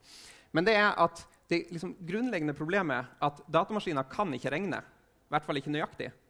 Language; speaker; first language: Norwegian; native; Norwegian